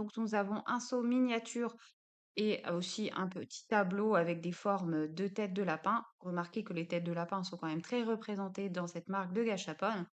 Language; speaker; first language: French; native; French